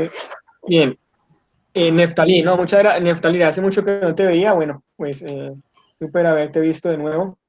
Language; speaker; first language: Spanish; native; Spanish